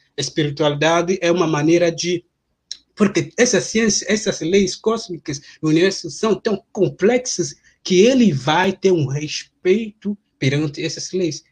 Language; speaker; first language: Portuguese; non-native, fluent; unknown